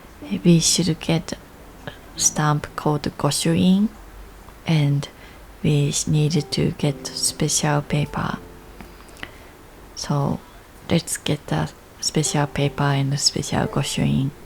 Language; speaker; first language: English; non-native, learner; Japanese